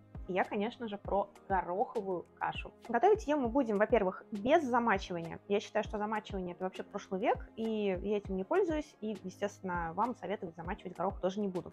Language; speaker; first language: Russian; native; Russian